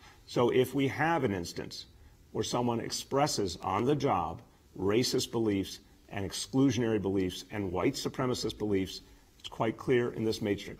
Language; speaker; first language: English; native; English